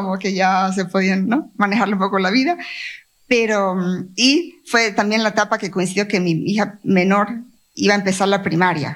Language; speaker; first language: Spanish; native; Spanish